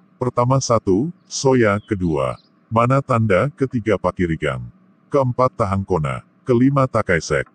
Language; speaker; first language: Indonesian; non-native, local second language; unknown